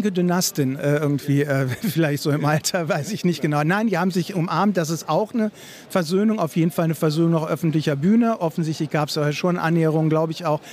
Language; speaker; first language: German; native; German